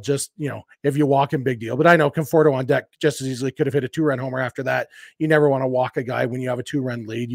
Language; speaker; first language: English; native; English